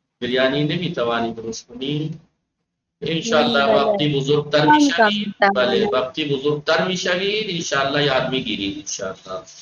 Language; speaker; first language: Persian; non-native, fluent; Urdu